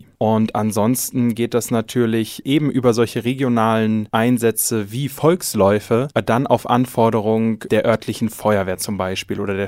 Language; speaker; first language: German; native; German